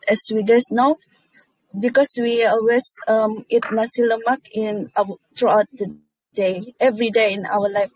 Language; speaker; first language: English; non-native, local second language; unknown